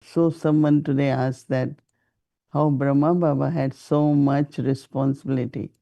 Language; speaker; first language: English; non-native, local second language; Hindi